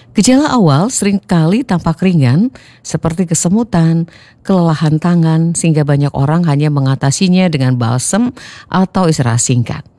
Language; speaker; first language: Indonesian; native; Indonesian